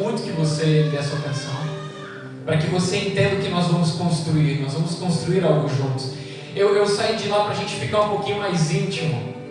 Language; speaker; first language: Portuguese; native; Portuguese